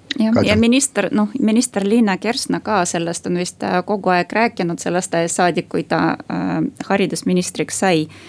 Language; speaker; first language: Estonian; non-native, local second language; Russian